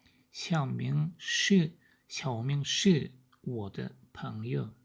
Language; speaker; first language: Chinese; non-native, learner; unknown